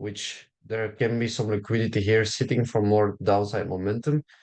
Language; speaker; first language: English; non-native, fluent; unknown